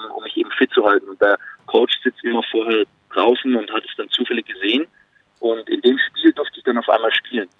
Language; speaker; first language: German; native; German